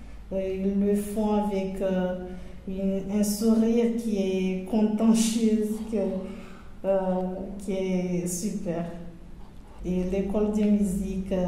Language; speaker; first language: French; non-native, local second language; Comorian